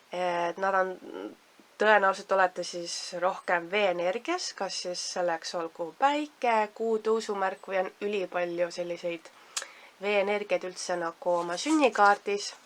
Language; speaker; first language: Estonian; native; Estonian